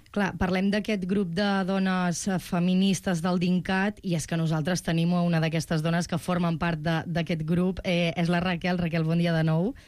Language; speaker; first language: Catalan; native; Catalan